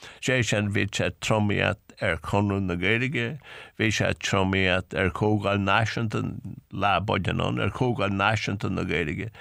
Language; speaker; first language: Irish; native; Irish